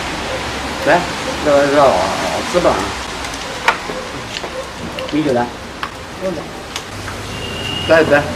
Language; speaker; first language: Chinese; native; Chinese